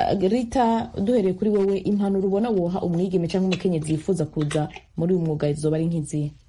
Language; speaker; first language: Rundi; native; Rundi